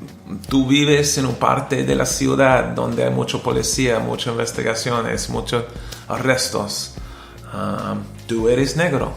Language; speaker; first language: Spanish; non-native, learner; English